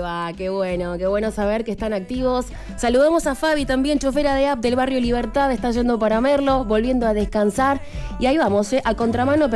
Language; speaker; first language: Spanish; native; Spanish